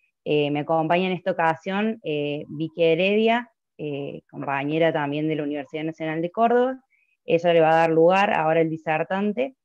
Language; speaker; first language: Spanish; native; Spanish